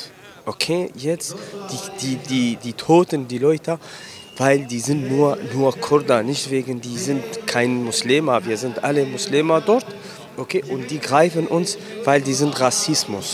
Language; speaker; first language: German; non-native, learner; Kurdish